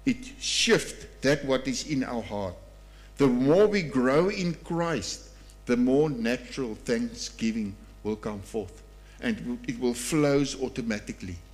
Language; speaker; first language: English; non-native, local second language; Afrikaans